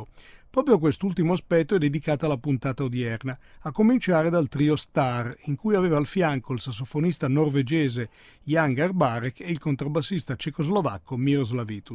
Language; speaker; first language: Italian; native; Italian